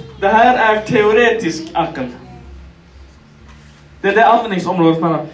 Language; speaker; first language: Swedish; non-native, local second language; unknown